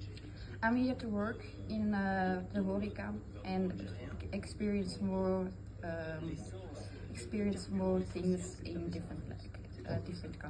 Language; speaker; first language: English; non-native, fluent; Dutch